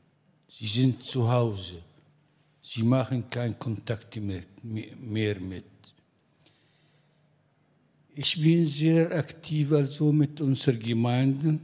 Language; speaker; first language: German; non-native, fluent; Arabic